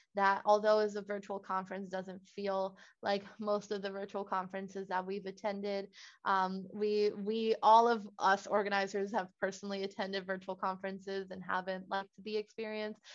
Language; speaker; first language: English; non-native, fluent; Spanish